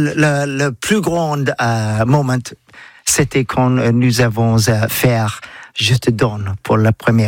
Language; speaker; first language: French; non-native, learner; English